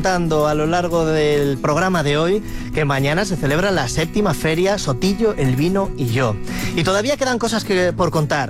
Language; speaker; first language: Spanish; native; Spanish